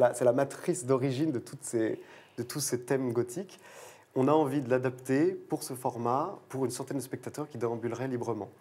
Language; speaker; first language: French; native; French